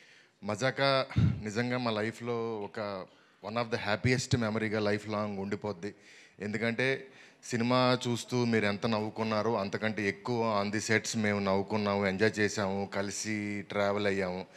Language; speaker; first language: Telugu; native; Telugu